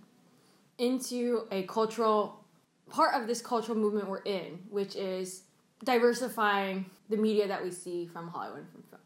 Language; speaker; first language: English; early bilingual, other home language; Cantonese